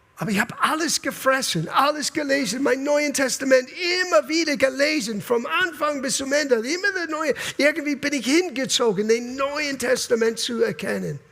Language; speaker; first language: German; non-native, fluent; English